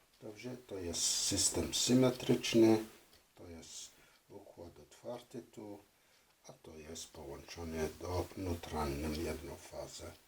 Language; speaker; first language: Polish; non-native, fluent; French